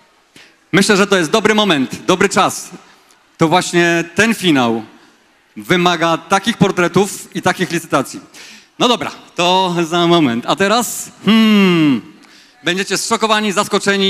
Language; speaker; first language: Polish; native; Polish